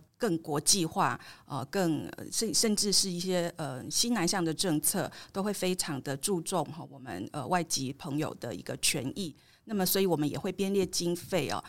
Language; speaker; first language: Chinese; native; Chinese